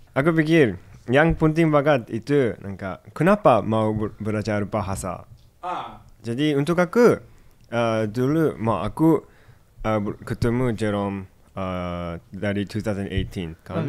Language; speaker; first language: Indonesian; non-native, fluent; Japanese